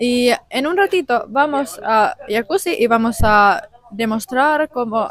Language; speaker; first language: Spanish; non-native, learner; Finnish